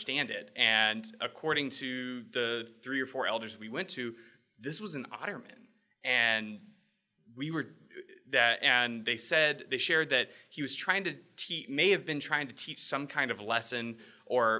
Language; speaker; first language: English; native; English